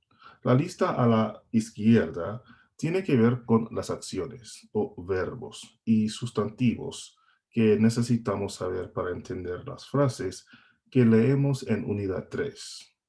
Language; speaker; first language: Spanish; non-native, fluent; English